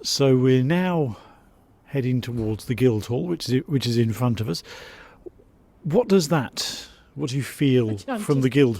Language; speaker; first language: English; native; English